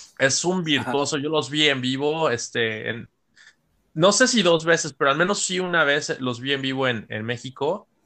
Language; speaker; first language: Spanish; native; Spanish